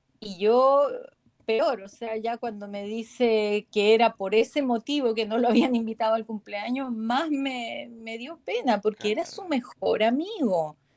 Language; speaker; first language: Spanish; native; Spanish